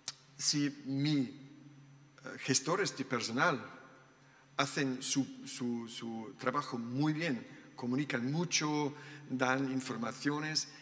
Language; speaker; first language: Spanish; non-native, learner; German